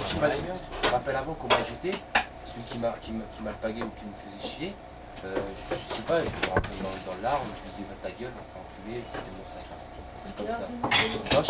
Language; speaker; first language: French; native; French